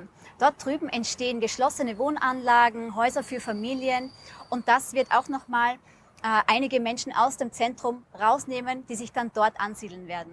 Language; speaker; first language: German; native; German